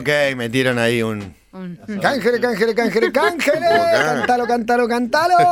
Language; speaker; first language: Spanish; native; Spanish